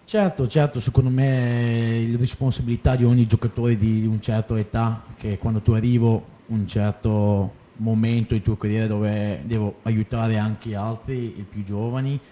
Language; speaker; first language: Italian; non-native, fluent; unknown